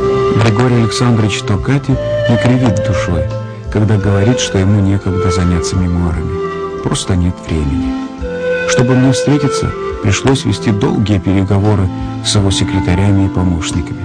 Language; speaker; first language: Russian; native; Russian